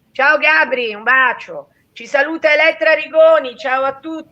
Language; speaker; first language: Italian; native; Italian